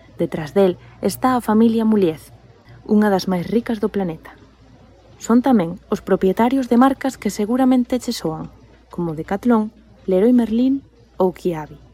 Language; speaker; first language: Galician; native; Galician